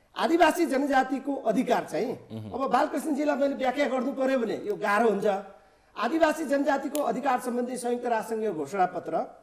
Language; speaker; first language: Nepali; non-native, local second language; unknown